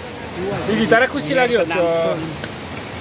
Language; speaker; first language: Nepali; non-native, learner; French